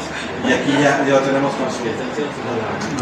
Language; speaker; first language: Spanish; native; Spanish